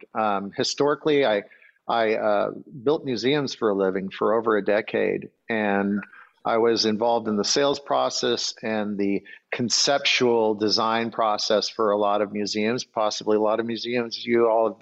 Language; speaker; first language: English; native; English